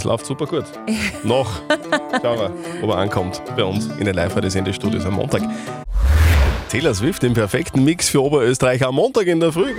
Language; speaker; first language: German; native; German